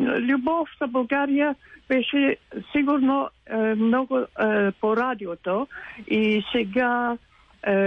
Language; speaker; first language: Bulgarian; non-native, learner; English